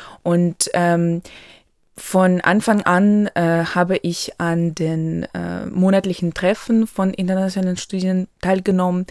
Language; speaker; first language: German; non-native, local second language; Ukrainian